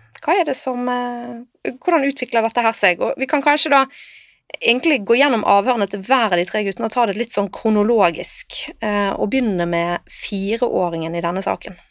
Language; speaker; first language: Norwegian; native; Norwegian